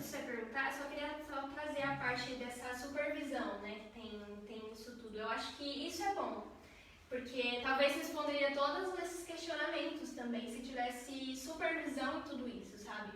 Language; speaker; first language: Portuguese; native; Portuguese